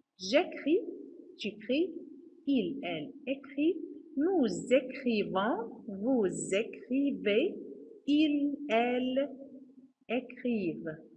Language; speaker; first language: French; non-native, fluent; Arabic